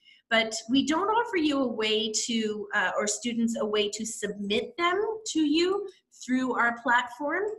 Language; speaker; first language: English; native; English